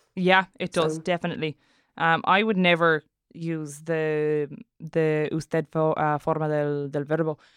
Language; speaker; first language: English; native; English